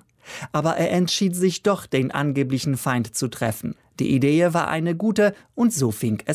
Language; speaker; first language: German; native; German